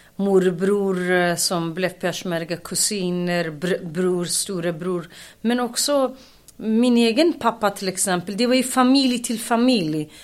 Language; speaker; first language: Swedish; non-native, fluent; Kurdish